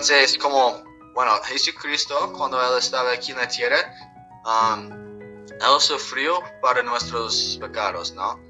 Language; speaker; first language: Spanish; non-native, fluent; English